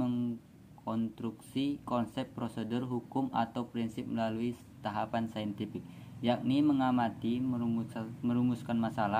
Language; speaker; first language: Indonesian; native; Indonesian